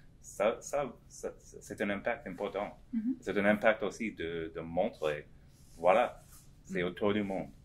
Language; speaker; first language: French; non-native, fluent; English